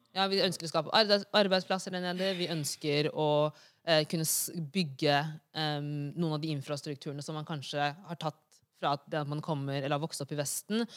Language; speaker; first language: Norwegian; early bilingual, other home language; Wolof